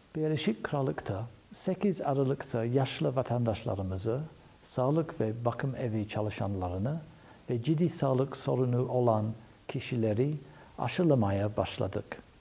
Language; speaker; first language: Turkish; non-native, fluent; English